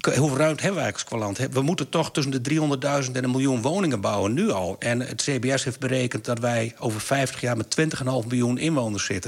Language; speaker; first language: Dutch; native; Dutch